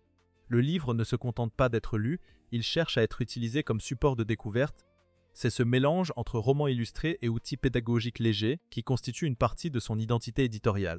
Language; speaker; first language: French; native; French